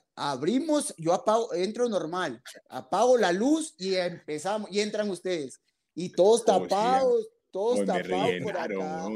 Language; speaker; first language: Spanish; native; Spanish